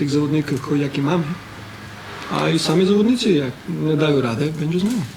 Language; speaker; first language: Polish; non-native, learner; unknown